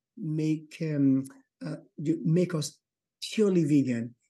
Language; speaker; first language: English; non-native, local second language; Yoruba